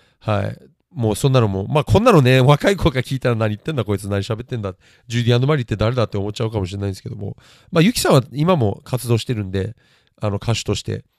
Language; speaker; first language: Japanese; native; Japanese